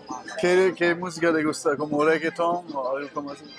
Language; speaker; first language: Spanish; non-native, learner; German